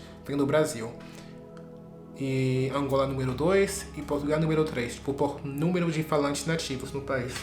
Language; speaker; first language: Portuguese; non-native, fluent; French